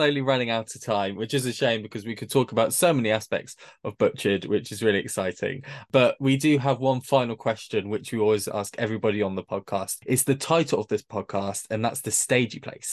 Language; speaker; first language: English; native; English